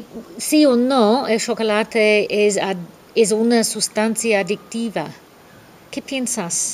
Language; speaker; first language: Spanish; non-native, fluent; English